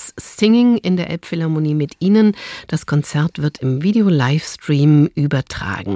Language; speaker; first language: German; native; German